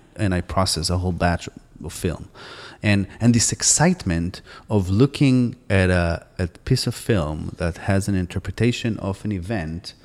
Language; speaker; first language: English; non-native, fluent; Hebrew